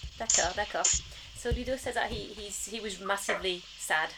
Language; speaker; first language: English; early bilingual, other home language; French